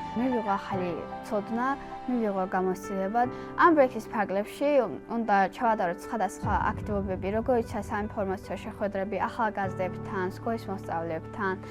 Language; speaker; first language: Georgian; non-native, local second language; Azerbaijani